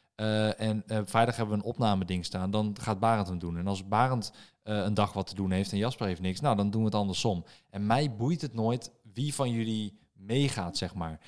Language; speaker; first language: Dutch; native; Dutch